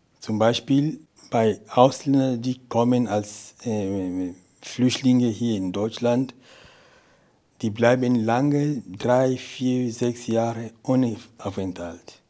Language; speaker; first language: German; non-native, fluent; Portuguese